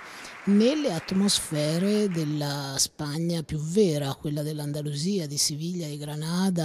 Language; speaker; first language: Italian; native; Italian